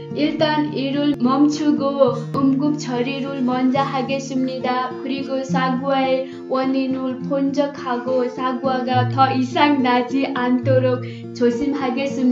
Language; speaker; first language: Korean; non-native, learner; Nepali